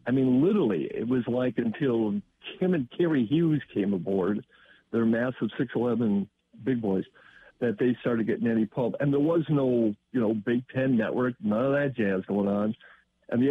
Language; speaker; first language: English; native; English